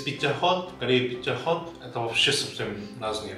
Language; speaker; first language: Russian; non-native, learner; Korean